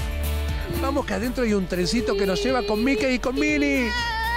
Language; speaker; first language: Spanish; native; Spanish